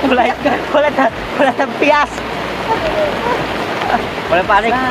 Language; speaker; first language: Indonesian; native; Indonesian